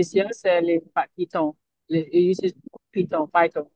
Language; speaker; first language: French; non-native, learner; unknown